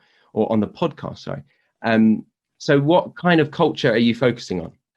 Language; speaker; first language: English; native; English